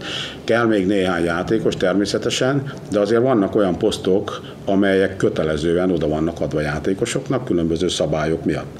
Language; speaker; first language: Hungarian; native; Hungarian